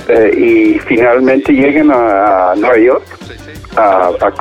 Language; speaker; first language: Spanish; non-native, fluent; English